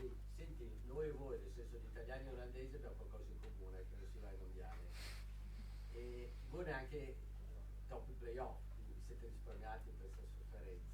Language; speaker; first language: Italian; native; Italian